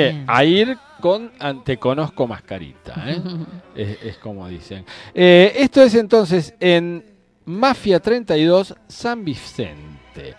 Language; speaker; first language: Spanish; native; Spanish